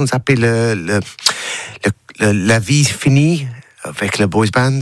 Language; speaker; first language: French; non-native, learner; English